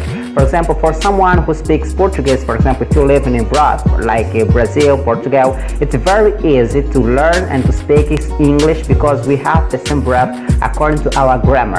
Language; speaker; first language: English; non-native, fluent; Portuguese